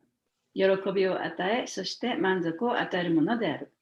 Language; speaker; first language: Japanese; native; Japanese